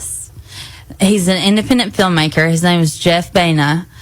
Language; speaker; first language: English; native; English